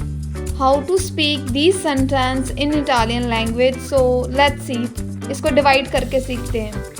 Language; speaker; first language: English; non-native, learner; Hindi